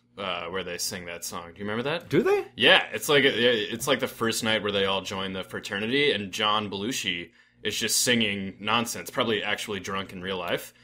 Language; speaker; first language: English; native; English